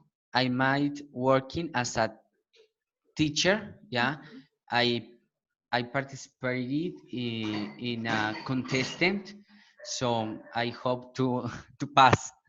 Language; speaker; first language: English; non-native, learner; Spanish